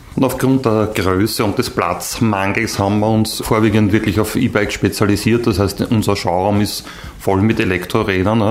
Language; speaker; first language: German; native; German